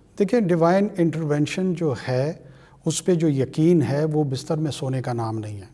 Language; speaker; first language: Urdu; non-native, local second language; Pashto